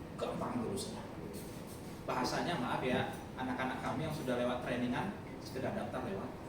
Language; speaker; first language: Indonesian; non-native, local second language; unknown